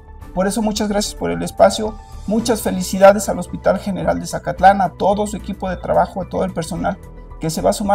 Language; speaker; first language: Spanish; native; Spanish